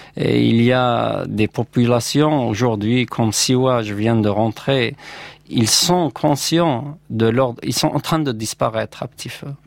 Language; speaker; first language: French; non-native, local second language; Berber languages